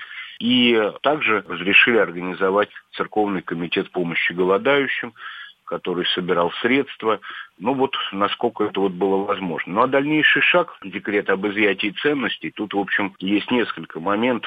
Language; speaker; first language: Russian; native; Russian